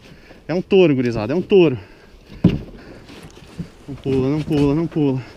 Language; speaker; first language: Portuguese; native; Portuguese